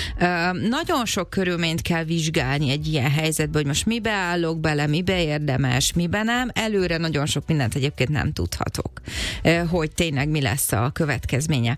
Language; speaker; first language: Hungarian; native; Hungarian